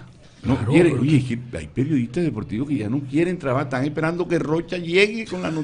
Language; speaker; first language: Spanish; native; Spanish